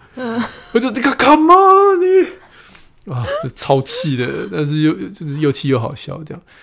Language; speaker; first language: Chinese; native; Chinese